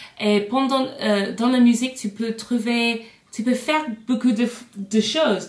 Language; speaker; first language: French; non-native, learner; English